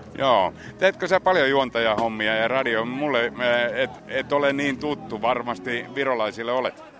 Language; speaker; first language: Finnish; native; Finnish